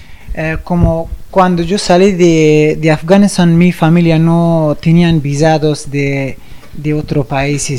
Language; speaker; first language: Spanish; non-native, fluent; Persian